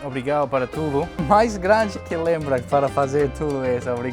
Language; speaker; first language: Portuguese; non-native, learner; English